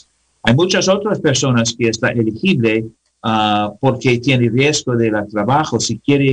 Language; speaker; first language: Spanish; non-native, learner; English